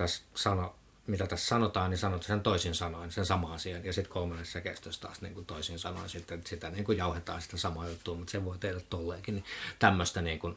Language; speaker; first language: Finnish; native; Finnish